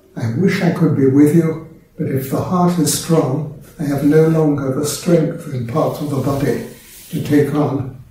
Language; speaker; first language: English; native; English